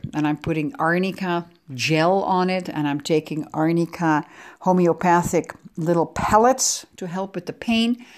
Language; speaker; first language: English; non-native, fluent; Dutch